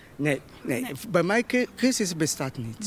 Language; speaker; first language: Dutch; non-native, fluent; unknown